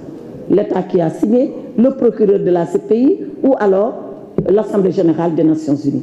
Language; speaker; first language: French; non-native, local second language; Wolof